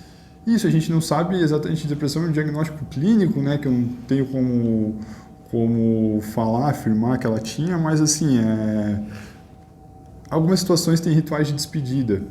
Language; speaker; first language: Portuguese; native; Portuguese